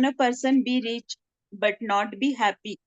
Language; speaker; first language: English; non-native, learner; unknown